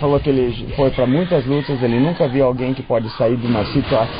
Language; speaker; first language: Portuguese; non-native, fluent; English